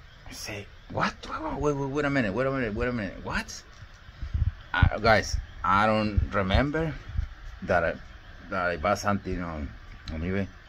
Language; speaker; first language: English; non-native, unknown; Spanish